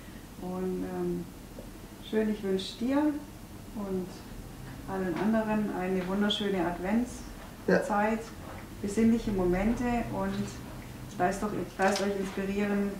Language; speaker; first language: German; native; German